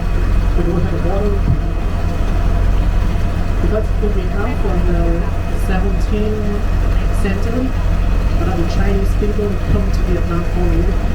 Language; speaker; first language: English; non-native, learner; Vietnamese